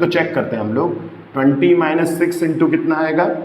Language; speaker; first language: Hindi; native; Hindi